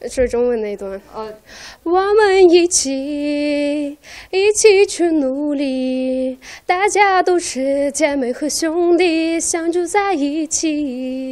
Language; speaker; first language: Chinese; non-native, learner; Tajik